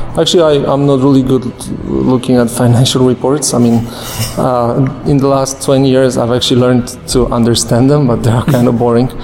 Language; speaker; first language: English; non-native, fluent; Polish